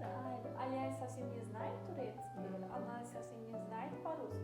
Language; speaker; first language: Russian; non-native, learner; Azerbaijani